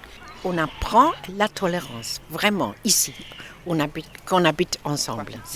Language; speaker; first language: French; non-native, fluent; German